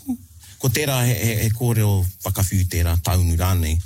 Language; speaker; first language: Māori; non-native, local second language; English